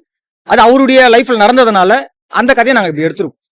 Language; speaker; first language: Tamil; native; Tamil